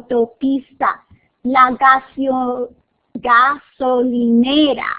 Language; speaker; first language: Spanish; non-native, fluent; English